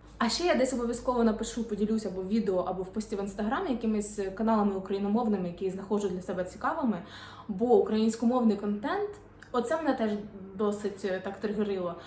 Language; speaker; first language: Ukrainian; non-native, local second language; Russian